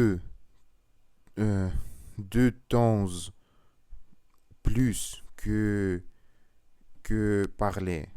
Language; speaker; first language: French; non-native, learner; Russian